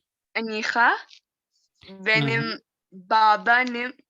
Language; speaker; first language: Turkish; non-native, learner; Urdu